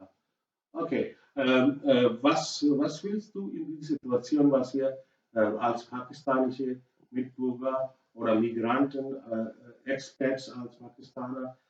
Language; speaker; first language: German; non-native, learner; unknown